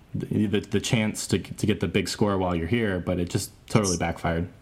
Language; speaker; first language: English; native; English